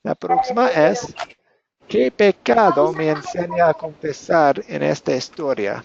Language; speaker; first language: Spanish; non-native, fluent; English